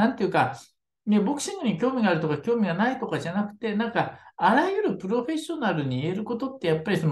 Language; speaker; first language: Japanese; native; Japanese